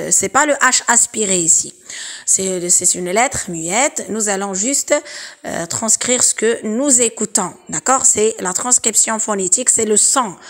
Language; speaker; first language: French; non-native, local second language; Arabic